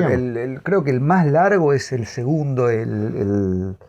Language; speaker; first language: Spanish; native; Spanish